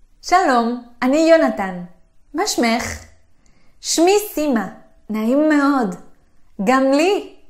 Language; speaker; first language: Hebrew; non-native, fluent; Spanish